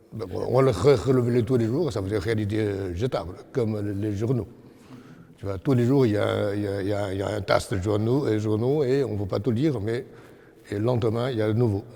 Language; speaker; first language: French; non-native, fluent; Chinese